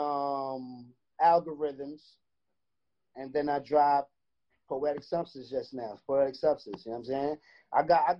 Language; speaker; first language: English; native; English